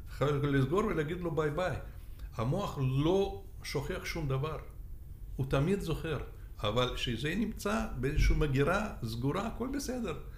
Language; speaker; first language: Hebrew; non-native, fluent; Russian